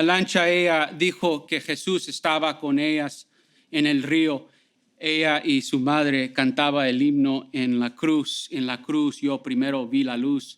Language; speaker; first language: Spanish; early bilingual, heritage; Spanish